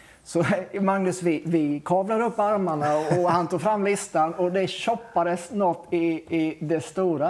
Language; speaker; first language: Swedish; native; Swedish